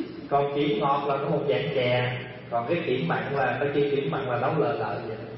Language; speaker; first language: Vietnamese; early bilingual, heritage; Vietnamese